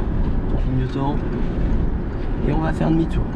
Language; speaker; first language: French; native; French